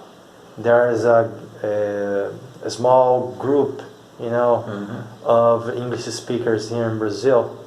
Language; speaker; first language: English; non-native, fluent; Portuguese